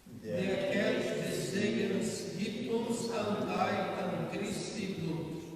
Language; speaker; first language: German; non-native, learner; Portuguese